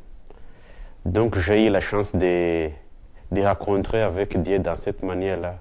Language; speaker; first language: French; non-native, local second language; Kinyarwanda